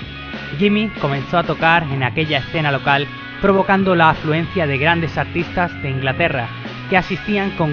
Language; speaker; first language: Spanish; native; Spanish